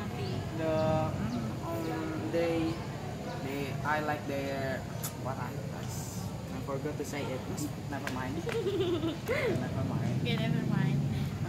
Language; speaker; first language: English; non-native, learner; Indonesian